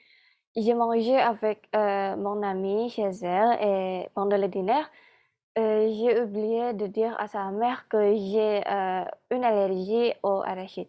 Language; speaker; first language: French; non-native, learner; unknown